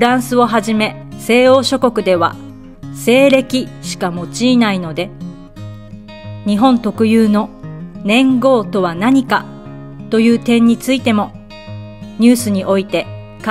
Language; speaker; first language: Japanese; native; Japanese